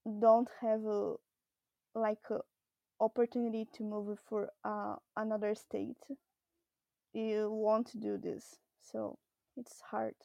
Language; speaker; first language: English; non-native, learner; Portuguese